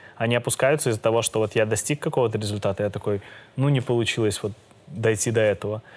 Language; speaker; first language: Russian; native; Russian